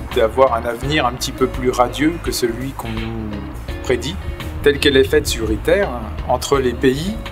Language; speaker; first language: French; native; French